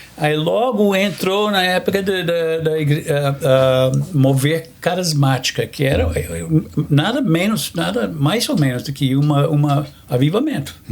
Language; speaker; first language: Portuguese; non-native, fluent; English